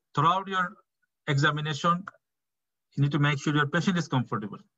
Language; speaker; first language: English; non-native, local second language; Bangla